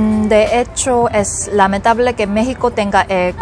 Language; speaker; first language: Spanish; non-native, fluent; Korean